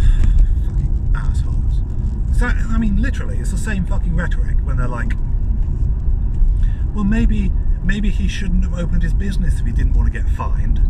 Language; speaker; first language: English; native; English